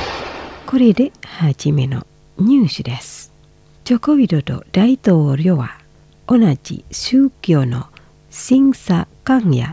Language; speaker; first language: Japanese; non-native, fluent; Indonesian